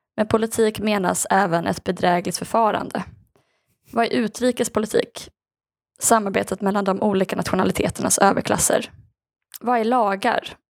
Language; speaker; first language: Swedish; native; Swedish